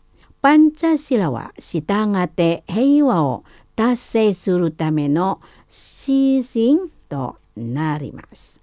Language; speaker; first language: Japanese; non-native, learner; Indonesian